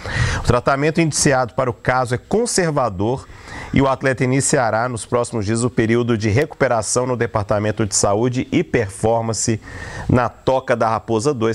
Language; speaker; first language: Portuguese; native; Portuguese